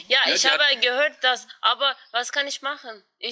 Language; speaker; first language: German; non-native, learner; Turkish